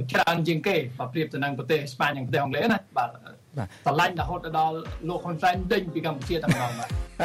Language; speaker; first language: Khmer; early bilingual, heritage; Khmer